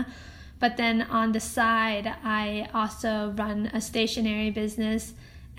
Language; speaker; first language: English; non-native, local second language; Cantonese